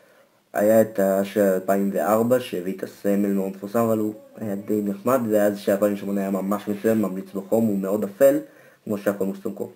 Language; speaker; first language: Hebrew; native; Hebrew